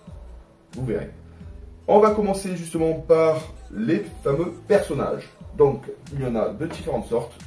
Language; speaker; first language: French; native; French